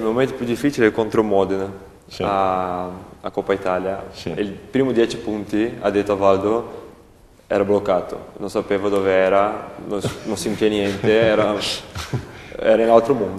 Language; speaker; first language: Italian; non-native, learner; Portuguese